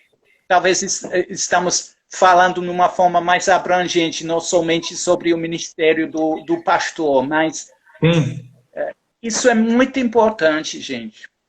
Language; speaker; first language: Portuguese; non-native, fluent; English